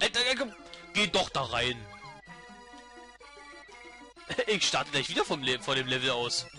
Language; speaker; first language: German; native; German